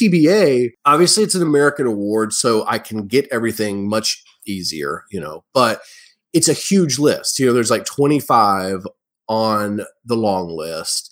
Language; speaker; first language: English; native; English